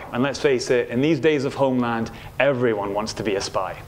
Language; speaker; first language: English; native; English